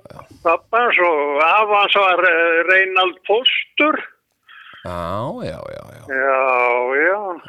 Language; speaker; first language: Icelandic; native; Icelandic